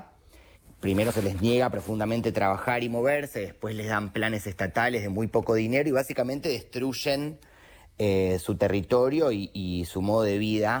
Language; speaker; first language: Spanish; native; Spanish